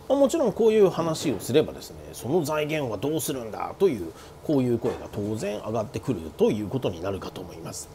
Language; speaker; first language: Japanese; native; Japanese